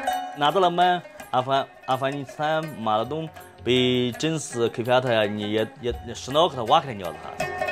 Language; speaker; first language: Persian; non-native, learner; Chinese